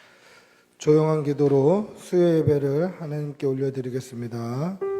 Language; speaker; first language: Korean; native; Korean